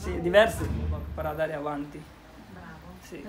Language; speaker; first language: Italian; non-native, learner; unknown